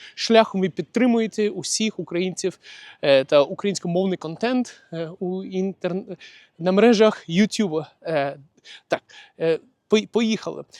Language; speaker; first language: Ukrainian; non-native, local second language; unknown